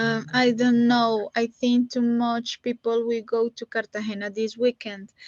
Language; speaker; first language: English; non-native, learner; Spanish